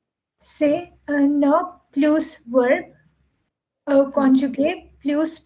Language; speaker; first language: French; non-native, learner; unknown